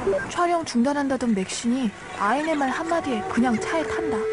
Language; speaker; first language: Korean; native; Korean